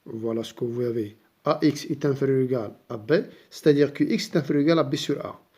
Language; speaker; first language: French; non-native, local second language; Arabic